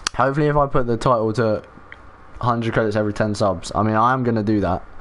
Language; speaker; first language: English; native; English